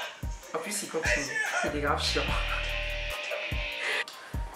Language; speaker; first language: French; native; French